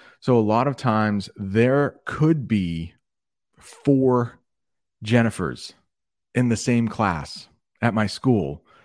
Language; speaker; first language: English; native; English